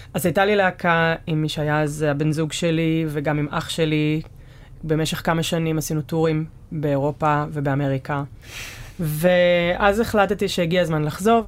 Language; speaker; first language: Hebrew; native; Hebrew